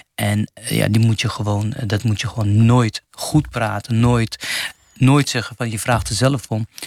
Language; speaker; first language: Dutch; non-native, fluent; Arabic